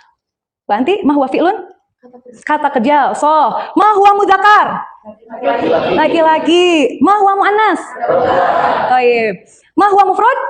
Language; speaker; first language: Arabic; non-native, fluent; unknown